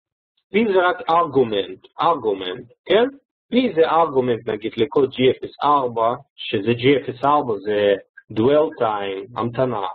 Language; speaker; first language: Hebrew; non-native, fluent; Russian